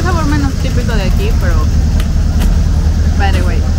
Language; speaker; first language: Spanish; native; Spanish